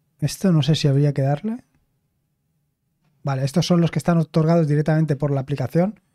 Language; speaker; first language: Spanish; native; Spanish